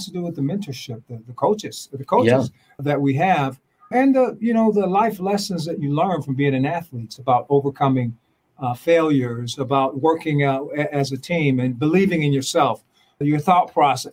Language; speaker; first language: English; early bilingual, other home language; Spanish